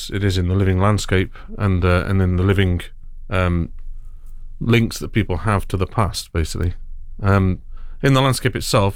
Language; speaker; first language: English; native; English